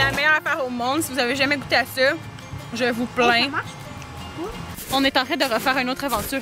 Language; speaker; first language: French; native; French